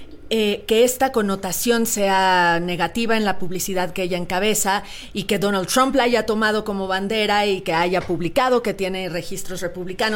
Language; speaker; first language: Spanish; native; Spanish